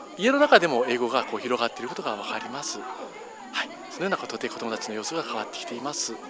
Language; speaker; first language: Japanese; native; Japanese